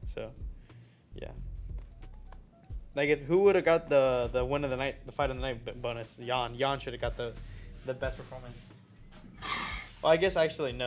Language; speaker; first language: English; early bilingual, other home language; Spanish